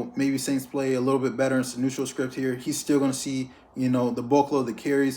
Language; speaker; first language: English; native; English